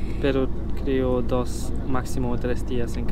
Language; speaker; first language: Spanish; non-native, learner; German